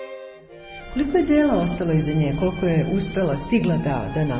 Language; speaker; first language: Croatian; native; Croatian